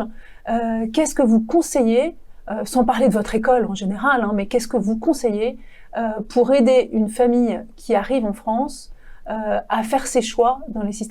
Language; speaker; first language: French; native; French